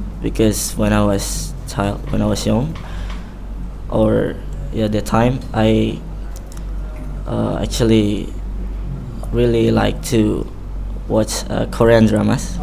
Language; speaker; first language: English; non-native, learner; Indonesian